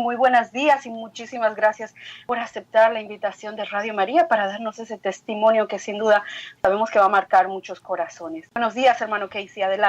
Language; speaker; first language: Spanish; native; Spanish